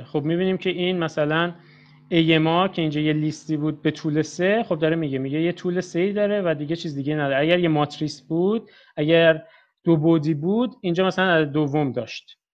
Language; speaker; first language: Persian; native; Persian